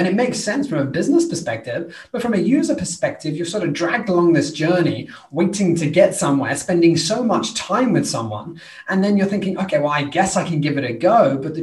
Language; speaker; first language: English; native; English